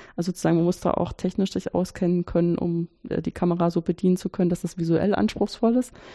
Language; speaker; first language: German; native; German